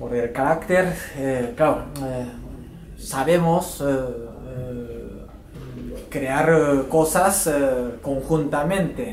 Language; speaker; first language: Spanish; non-native, fluent; Japanese